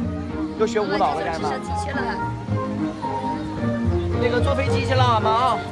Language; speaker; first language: Chinese; native; Chinese